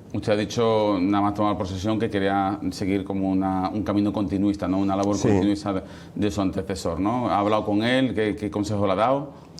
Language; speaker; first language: Spanish; native; Spanish